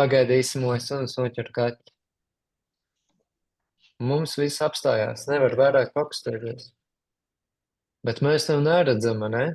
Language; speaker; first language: Latvian; native; Latvian